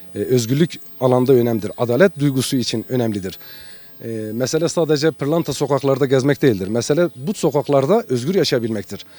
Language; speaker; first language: Turkish; non-native, local second language; Kurdish